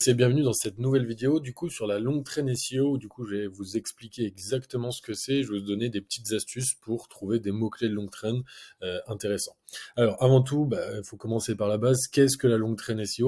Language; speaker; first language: French; native; French